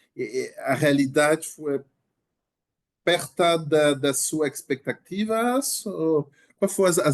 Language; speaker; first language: Portuguese; non-native, learner; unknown